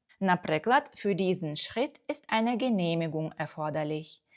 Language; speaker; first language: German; non-native, fluent; Ukrainian